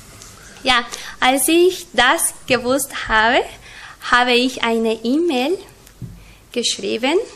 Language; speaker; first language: German; non-native, learner; Spanish